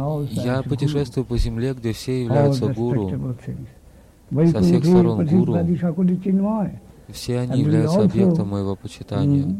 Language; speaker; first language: Russian; native; Russian